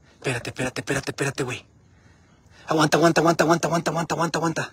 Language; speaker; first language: Spanish; native; Spanish